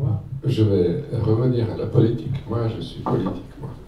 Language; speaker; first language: French; non-native, fluent; Serbian